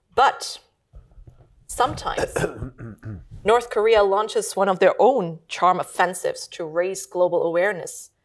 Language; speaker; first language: English; early bilingual, heritage; German